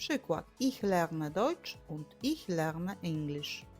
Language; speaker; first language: German; non-native, fluent; Polish